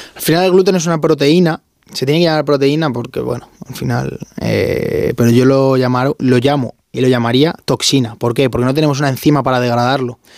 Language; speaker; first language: Spanish; native; Spanish